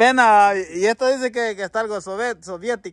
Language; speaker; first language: Spanish; native; Spanish